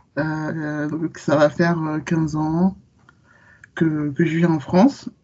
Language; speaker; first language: French; native; French